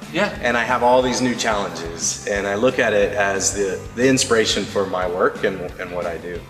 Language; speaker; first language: English; native; English